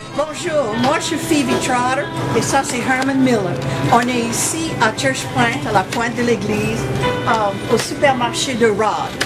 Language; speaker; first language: French; early bilingual, heritage; French